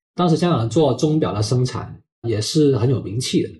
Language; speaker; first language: Chinese; non-native, local second language; Cantonese